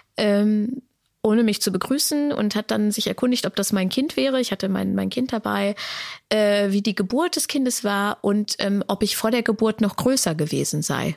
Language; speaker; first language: German; native; German